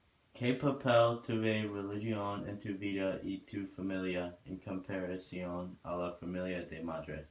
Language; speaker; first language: Spanish; non-native, learner; English